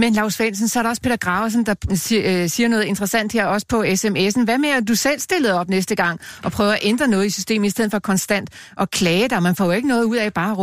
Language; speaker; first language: Danish; native; Danish